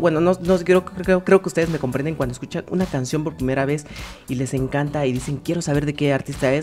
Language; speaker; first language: Spanish; native; Spanish